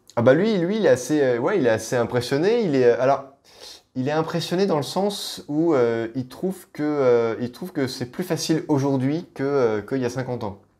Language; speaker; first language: French; native; French